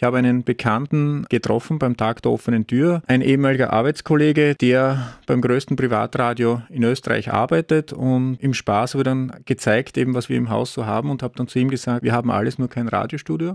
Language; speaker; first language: German; native; German